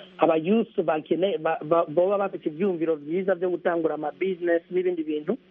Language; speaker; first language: Rundi; early bilingual, heritage; Rundi